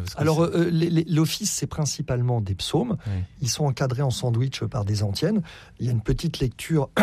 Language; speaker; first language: French; native; French